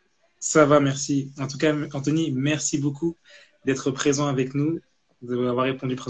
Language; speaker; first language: French; native; French